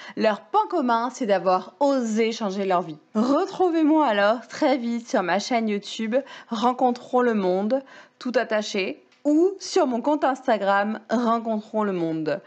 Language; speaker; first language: French; native; French